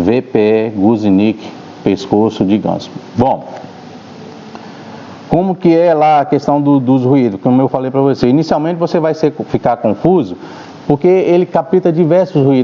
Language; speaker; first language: Portuguese; native; Portuguese